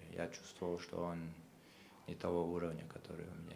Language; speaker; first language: Russian; non-native, local second language; Chechen